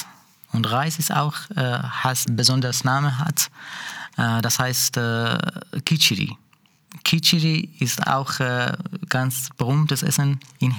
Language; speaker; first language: German; non-native, learner; Persian